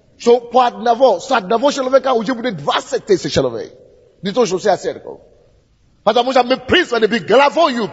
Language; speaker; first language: Russian; non-native, fluent; Yoruba